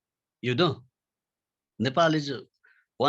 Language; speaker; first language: English; non-native, learner; Nepali